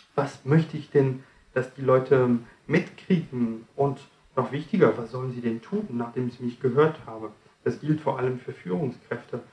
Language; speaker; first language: German; non-native, fluent; French